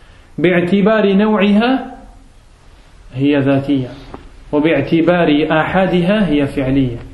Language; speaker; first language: Arabic; non-native, fluent; French